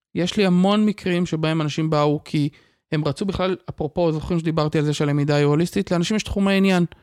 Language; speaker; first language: Hebrew; native; Hebrew